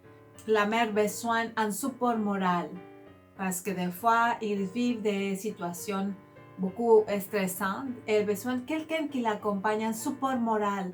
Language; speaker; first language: French; non-native, fluent; Spanish